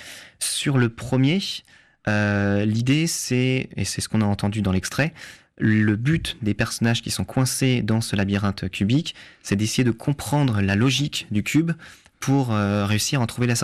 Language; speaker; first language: French; native; French